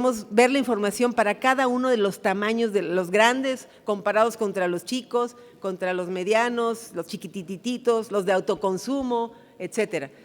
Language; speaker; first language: Spanish; native; Spanish